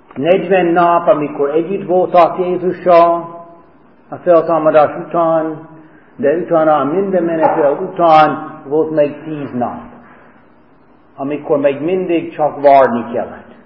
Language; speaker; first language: Hungarian; non-native, fluent; English